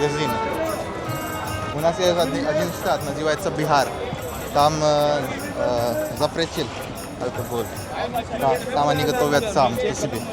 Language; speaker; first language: Russian; non-native, learner; Hindi